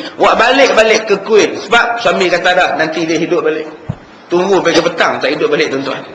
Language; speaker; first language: Malay; native; Malay